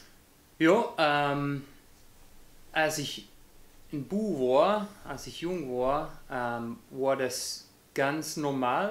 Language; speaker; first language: German; non-native, fluent; English